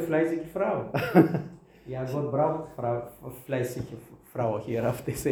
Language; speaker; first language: German; non-native, learner; Russian